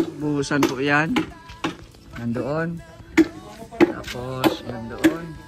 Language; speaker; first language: Filipino; non-native, local second language; Cebuano